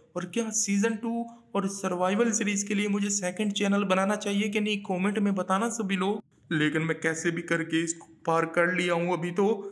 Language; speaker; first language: Hindi; native; Hindi